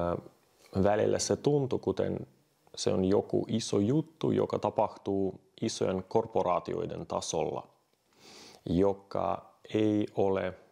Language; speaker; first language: Finnish; non-native, fluent; Russian